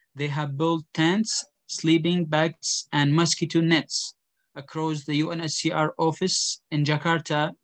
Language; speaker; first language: English; non-native, fluent; Arabic